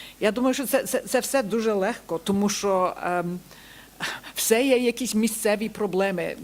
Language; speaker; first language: Ukrainian; early bilingual, heritage; Ukrainian